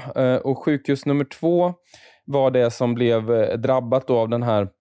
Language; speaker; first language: Swedish; native; Swedish